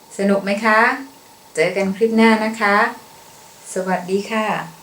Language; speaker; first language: Thai; native; Thai